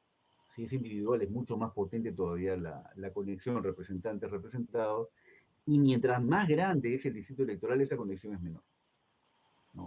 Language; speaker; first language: Spanish; native; Spanish